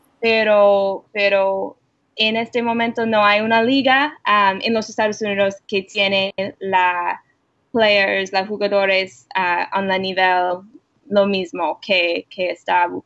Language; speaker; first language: Spanish; non-native, learner; English